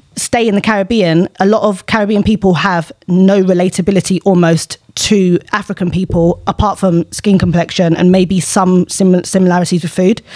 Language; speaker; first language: English; native; English